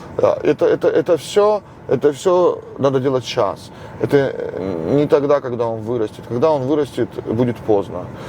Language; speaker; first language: Russian; non-native, local second language; Georgian